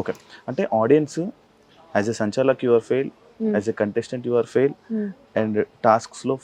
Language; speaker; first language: Telugu; native; Telugu